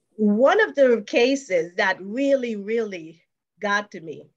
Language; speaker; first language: English; non-native, fluent; Haitian Creole